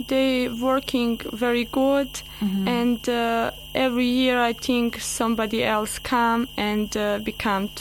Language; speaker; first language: English; non-native, learner; Bosnian